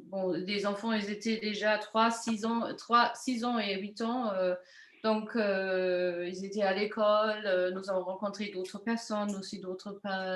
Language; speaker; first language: French; non-native, fluent; German